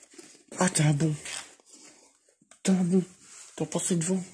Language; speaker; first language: French; native; French